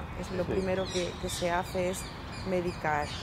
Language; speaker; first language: Spanish; native; Spanish